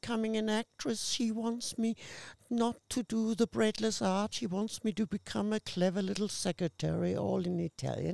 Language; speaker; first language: English; non-native, fluent; German